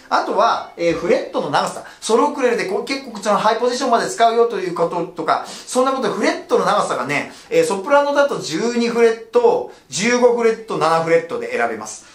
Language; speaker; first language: Japanese; native; Japanese